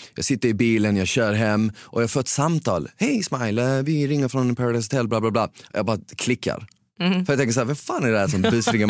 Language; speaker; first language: Swedish; early bilingual, other home language; Bosnian